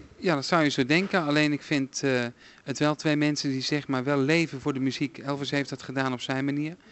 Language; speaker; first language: Dutch; native; Dutch